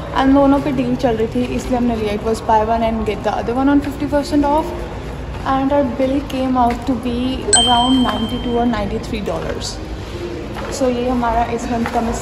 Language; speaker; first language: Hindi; non-native, local second language; Punjabi